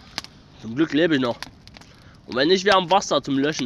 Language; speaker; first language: German; native; German